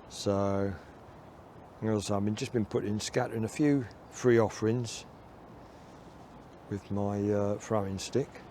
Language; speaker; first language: English; native; English